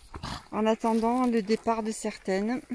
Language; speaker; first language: French; native; French